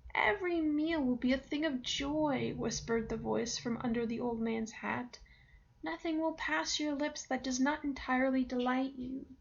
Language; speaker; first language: English; native; English